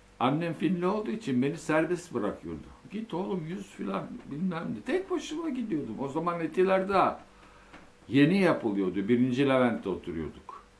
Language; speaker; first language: Turkish; early bilingual, other home language; Finnish